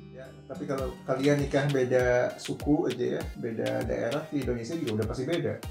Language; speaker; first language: Indonesian; native; Indonesian